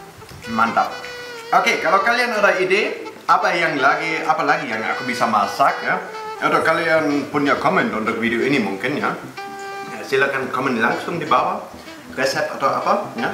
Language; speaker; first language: Indonesian; non-native, fluent; German